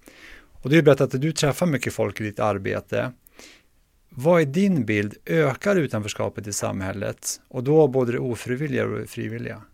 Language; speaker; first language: Swedish; native; Swedish